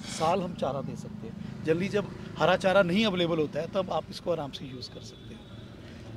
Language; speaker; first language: Hindi; native; Hindi